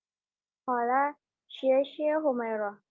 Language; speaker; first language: Chinese; non-native, learner; Indonesian